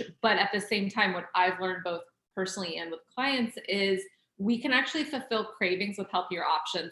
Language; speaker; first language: English; native; English